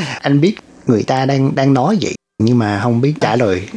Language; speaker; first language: Vietnamese; non-native, learner; English